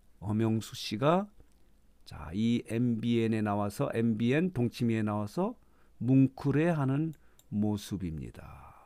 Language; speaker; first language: Korean; native; Korean